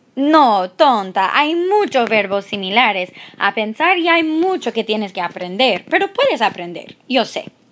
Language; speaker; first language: Spanish; non-native, fluent; English